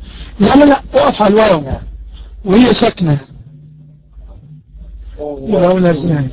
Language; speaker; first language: Arabic; native; Arabic